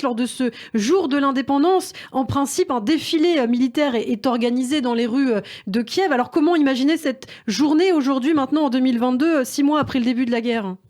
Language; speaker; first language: French; native; French